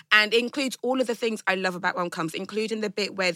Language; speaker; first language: English; non-native, local second language; Yoruba